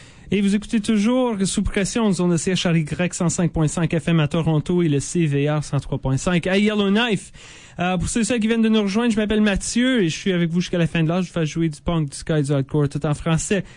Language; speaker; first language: French; native; French